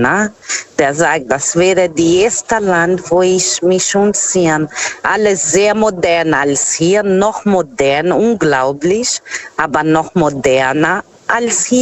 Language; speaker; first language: German; non-native, fluent; Portuguese